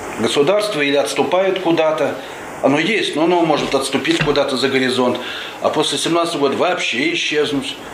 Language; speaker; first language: Russian; native; Russian